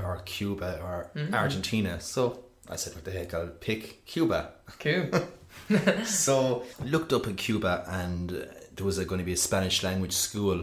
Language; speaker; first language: English; native; English